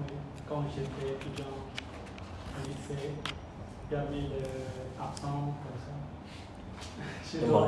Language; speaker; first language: French; non-native, learner; Khmer